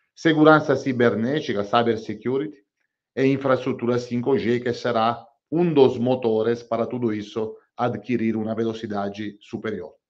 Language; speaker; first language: Portuguese; non-native, fluent; Italian